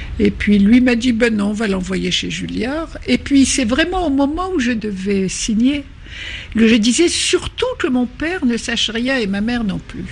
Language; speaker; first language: French; non-native, local second language; Arabic